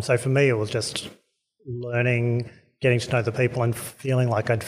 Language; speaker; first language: English; native; English